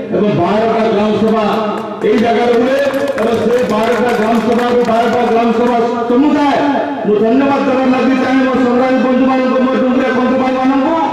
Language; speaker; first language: Odia; non-native, local second language; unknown